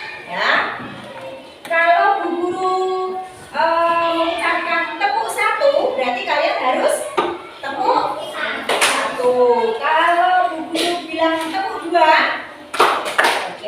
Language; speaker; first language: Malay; non-native, local second language; Javanese